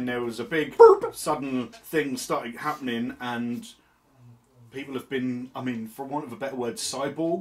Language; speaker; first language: English; native; English